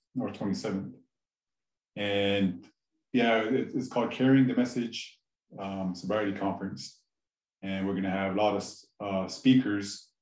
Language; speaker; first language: English; native; English